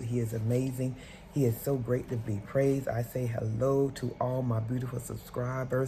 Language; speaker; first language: English; native; English